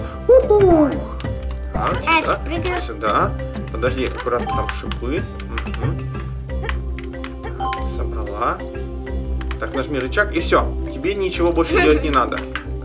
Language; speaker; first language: Russian; native; Russian